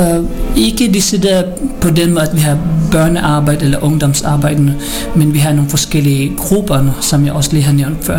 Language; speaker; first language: Danish; non-native, fluent; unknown